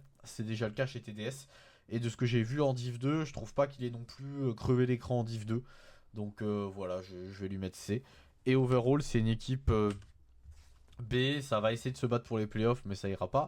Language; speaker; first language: French; native; French